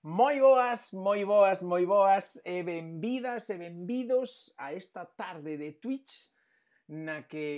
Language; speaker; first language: Spanish; native; Spanish